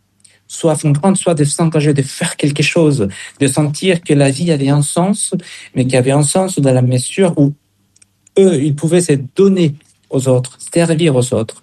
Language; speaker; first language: French; non-native, fluent; Spanish